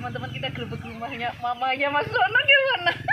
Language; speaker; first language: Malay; non-native, local second language; Javanese